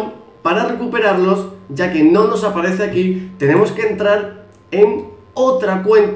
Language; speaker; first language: Spanish; native; Spanish